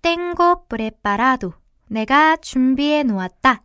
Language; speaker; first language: Spanish; non-native, fluent; Korean